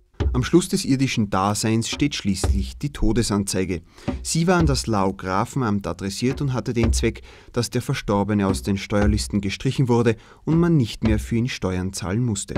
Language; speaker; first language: German; native; German